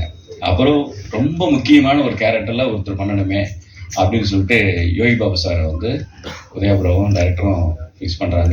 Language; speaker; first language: Tamil; native; Tamil